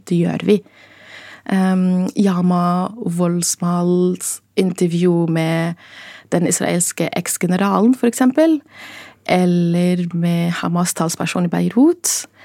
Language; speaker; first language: Norwegian; non-native, fluent; Arabic